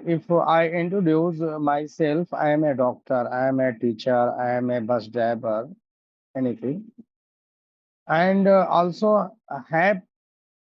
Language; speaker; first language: English; non-native, learner; Hindi